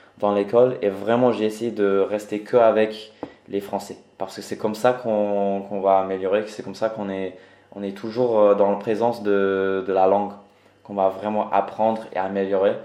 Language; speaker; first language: French; early bilingual, other home language; English